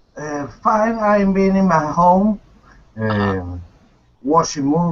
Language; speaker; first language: English; non-native, learner; Spanish